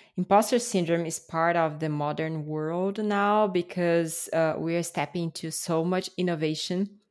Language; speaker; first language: English; non-native, fluent; Portuguese